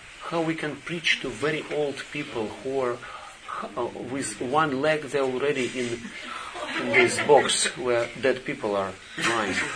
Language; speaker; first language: English; non-native, fluent; Russian